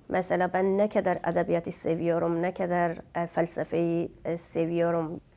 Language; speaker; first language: Turkish; non-native, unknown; Kurdish